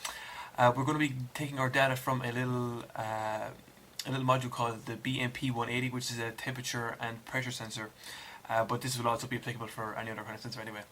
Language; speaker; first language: English; native; English